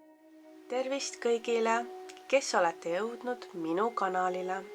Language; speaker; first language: Estonian; native; Estonian